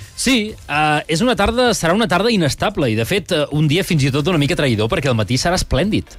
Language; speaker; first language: Catalan; native; Catalan